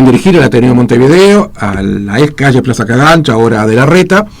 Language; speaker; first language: Spanish; native; Spanish